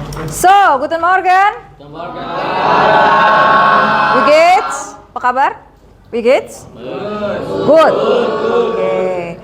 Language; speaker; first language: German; non-native, learner; Indonesian